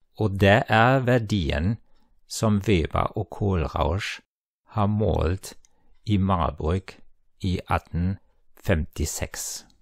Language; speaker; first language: Norwegian; non-native, fluent; German